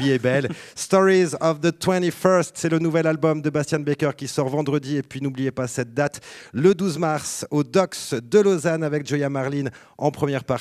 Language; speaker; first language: French; native; French